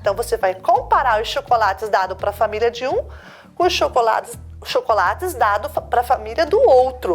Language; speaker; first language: Portuguese; native; Portuguese